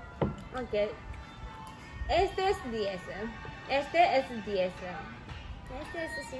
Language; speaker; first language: Spanish; non-native, learner; Japanese